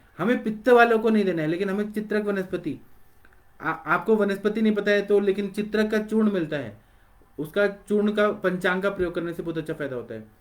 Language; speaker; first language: Hindi; non-native, local second language; Marathi